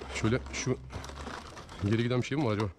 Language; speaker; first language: Turkish; native; Turkish